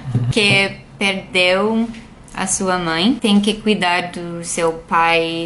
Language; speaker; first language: Portuguese; non-native, fluent; English